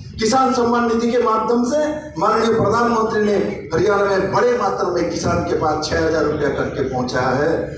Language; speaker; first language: Hindi; non-native, local second language; Bangla